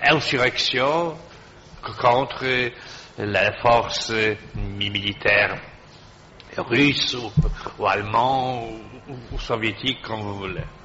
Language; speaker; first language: French; non-native, fluent; Polish